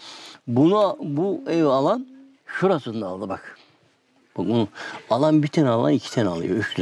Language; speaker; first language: Turkish; native; Turkish